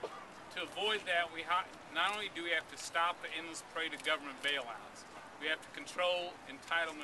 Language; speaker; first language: English; native; English